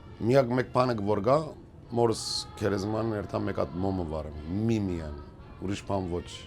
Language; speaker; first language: Armenian; early bilingual, heritage; Armenian